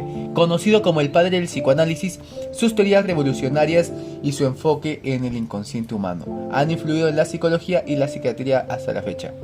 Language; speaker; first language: Spanish; native; Spanish